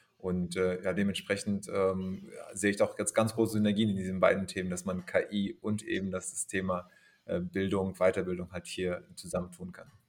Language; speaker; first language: German; native; German